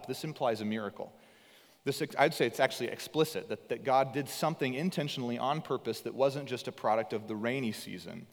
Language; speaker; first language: English; native; English